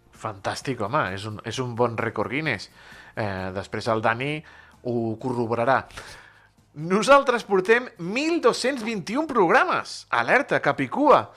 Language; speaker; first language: Catalan; native; Catalan